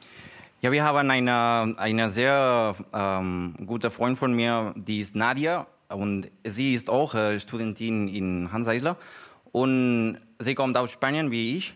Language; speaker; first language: German; non-native, learner; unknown